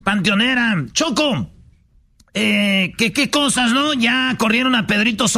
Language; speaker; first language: Spanish; native; Spanish